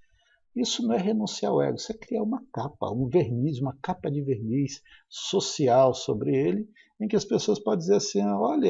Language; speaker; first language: Portuguese; native; Portuguese